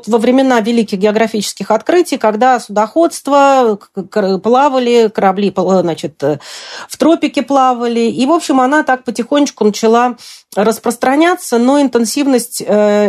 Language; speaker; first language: Russian; native; Russian